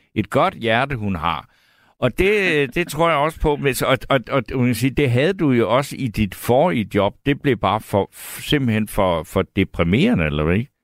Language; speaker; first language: Danish; native; Danish